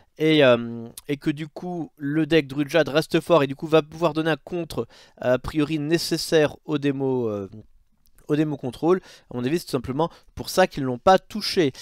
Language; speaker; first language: French; native; French